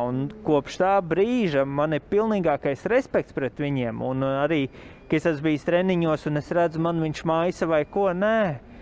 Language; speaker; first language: Latvian; native; Latvian